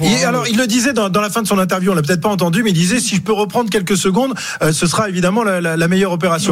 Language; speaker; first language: French; native; French